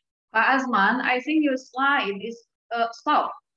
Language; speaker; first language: English; non-native, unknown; Indonesian